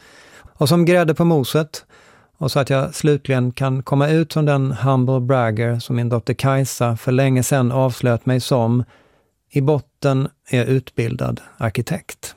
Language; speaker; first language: Swedish; native; Swedish